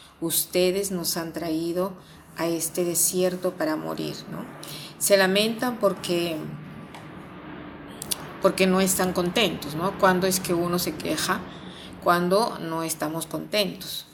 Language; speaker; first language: Spanish; non-native, fluent; Italian